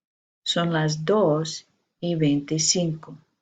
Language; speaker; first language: Spanish; non-native, fluent; English